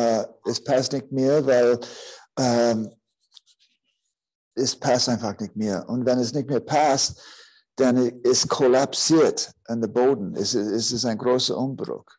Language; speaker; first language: German; non-native, fluent; English